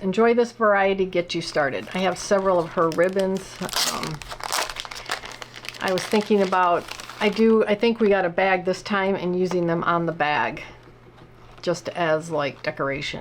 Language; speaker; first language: English; native; English